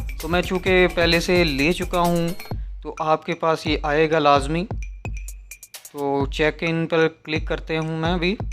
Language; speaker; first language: Urdu; non-native, local second language; Punjabi